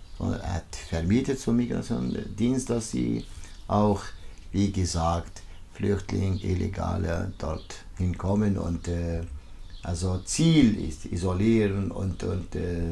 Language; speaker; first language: German; non-native, learner; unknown